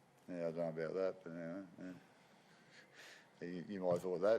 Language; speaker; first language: English; native; English